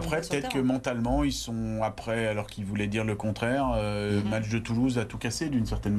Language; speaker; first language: French; native; French